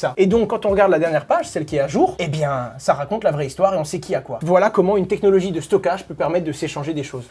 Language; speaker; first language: French; native; French